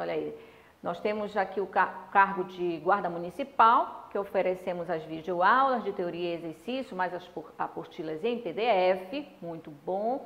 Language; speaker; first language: Portuguese; native; Portuguese